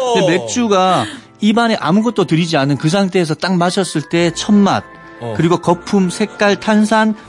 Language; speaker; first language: Korean; native; Korean